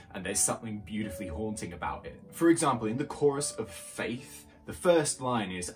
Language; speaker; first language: English; native; English